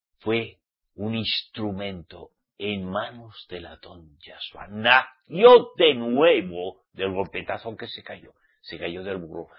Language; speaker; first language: Spanish; native; Spanish